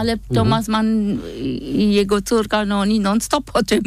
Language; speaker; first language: Polish; non-native, fluent; German